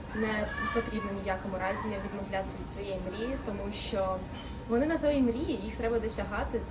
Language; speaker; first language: Ukrainian; non-native, local second language; Russian